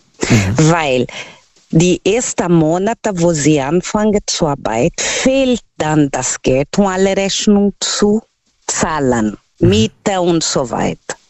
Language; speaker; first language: German; non-native, fluent; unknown